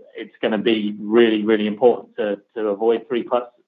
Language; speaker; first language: English; native; English